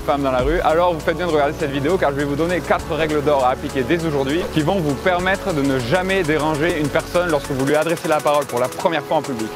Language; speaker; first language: French; native; French